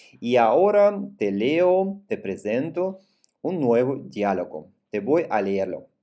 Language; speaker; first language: Spanish; non-native, fluent; Russian